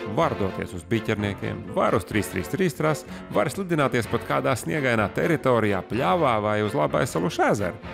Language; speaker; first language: Latvian; native; Latvian